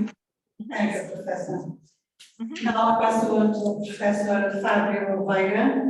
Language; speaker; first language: English; non-native, fluent; Portuguese